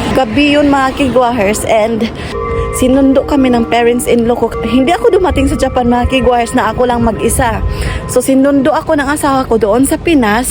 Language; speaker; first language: Filipino; non-native, local second language; Cebuano